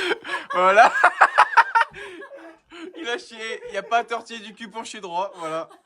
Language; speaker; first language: French; native; French